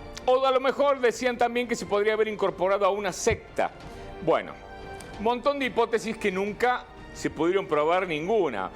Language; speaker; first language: Spanish; native; Spanish